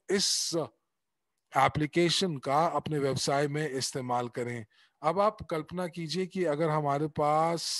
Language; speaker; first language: Hindi; native; Hindi